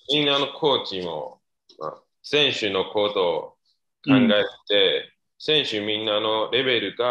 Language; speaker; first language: Japanese; non-native, learner; Chinese